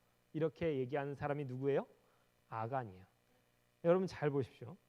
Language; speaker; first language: Korean; native; Korean